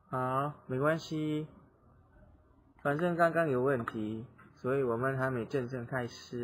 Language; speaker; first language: Chinese; non-native, fluent; Indonesian